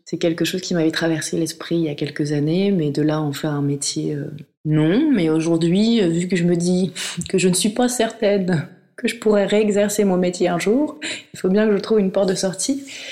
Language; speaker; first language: French; native; French